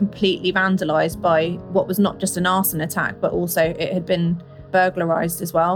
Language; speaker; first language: English; native; English